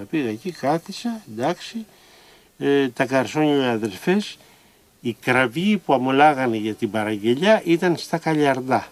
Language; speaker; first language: Greek; native; Greek